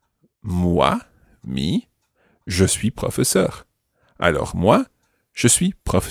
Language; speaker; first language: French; non-native, fluent; English